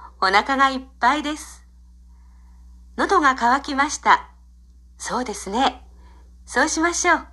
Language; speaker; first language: Japanese; non-native, learner; Indonesian